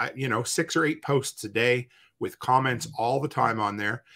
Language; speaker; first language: English; native; English